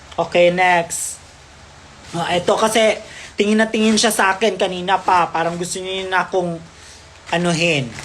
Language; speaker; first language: Filipino; non-native, local second language; Cebuano